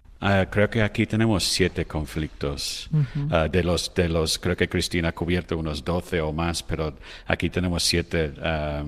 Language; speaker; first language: Spanish; non-native, fluent; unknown